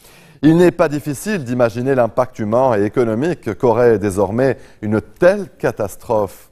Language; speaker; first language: French; non-native, local second language; Arabic